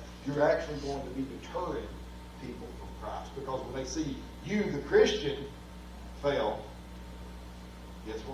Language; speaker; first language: English; native; English